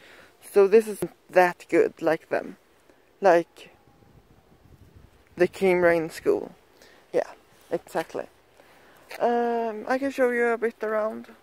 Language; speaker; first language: English; non-native, learner; Swedish